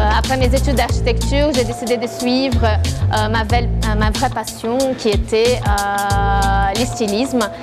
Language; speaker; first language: French; non-native, fluent; Portuguese